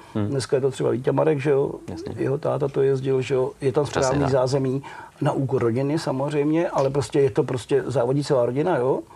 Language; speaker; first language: Czech; native; Czech